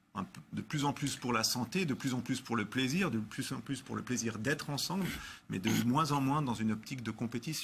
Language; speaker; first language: French; native; French